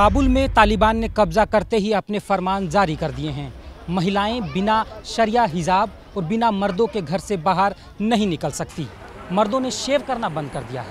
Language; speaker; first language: Hindi; native; Hindi